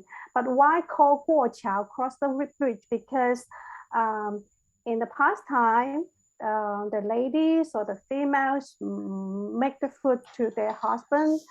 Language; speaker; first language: English; non-native, learner; Chinese